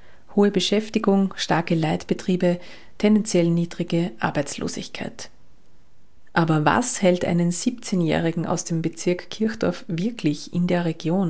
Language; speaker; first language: German; native; German